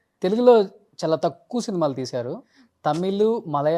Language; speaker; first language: Telugu; native; Telugu